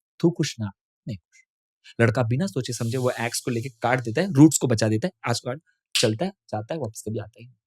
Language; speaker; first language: Hindi; non-native, local second language; Tamil